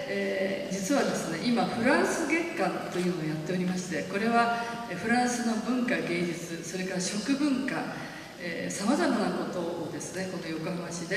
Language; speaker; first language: Japanese; native; Japanese